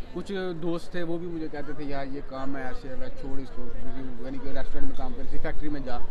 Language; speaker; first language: Urdu; non-native, local second language; Punjabi